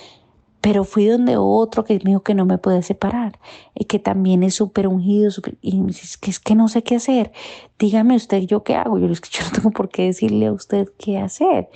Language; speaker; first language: Spanish; native; Spanish